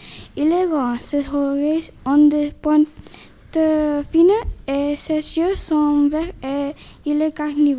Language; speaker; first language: French; non-native, learner; Spanish